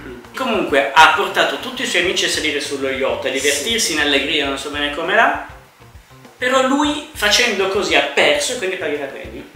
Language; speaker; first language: Italian; native; Italian